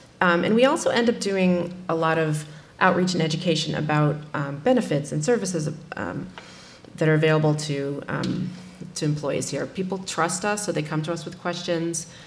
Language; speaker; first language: English; native; English